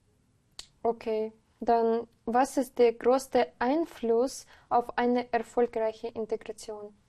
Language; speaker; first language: German; non-native, learner; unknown